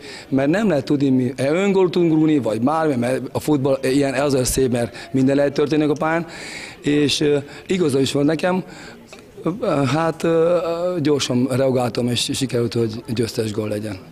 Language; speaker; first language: Hungarian; non-native, learner; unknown